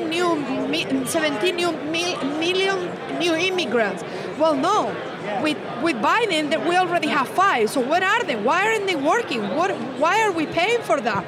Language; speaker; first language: English; non-native, fluent; Spanish